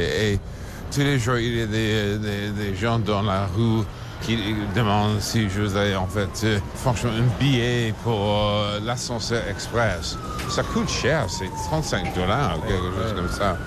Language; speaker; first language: French; non-native, fluent; English